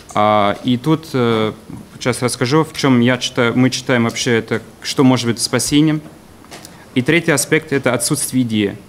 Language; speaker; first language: Russian; non-native, fluent; German